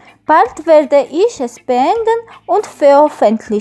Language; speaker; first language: German; non-native, learner; Armenian